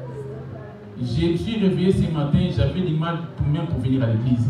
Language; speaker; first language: French; non-native, local second language; Lingala